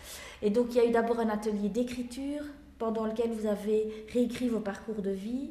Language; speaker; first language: French; native; French